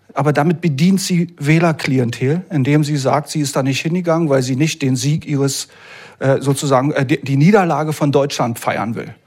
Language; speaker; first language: German; native; German